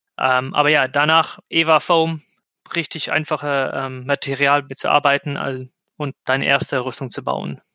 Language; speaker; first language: German; non-native, fluent; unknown